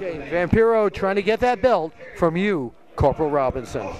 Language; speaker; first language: English; native; English